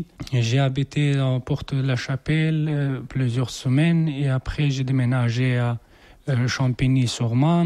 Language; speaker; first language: French; non-native, learner; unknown